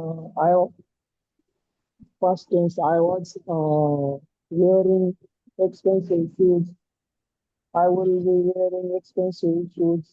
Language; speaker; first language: English; non-native, learner; Marathi